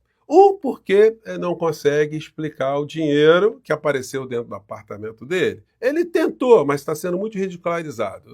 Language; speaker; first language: Portuguese; native; Portuguese